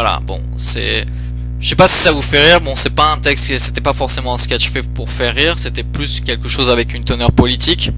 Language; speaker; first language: French; early bilingual, other home language; Portuguese